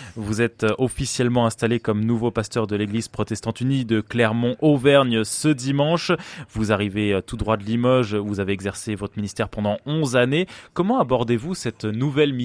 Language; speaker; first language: French; native; French